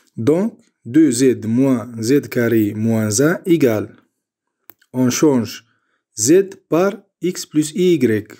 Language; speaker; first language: French; non-native, local second language; Arabic